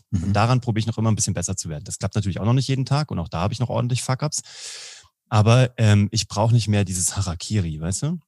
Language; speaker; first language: German; native; German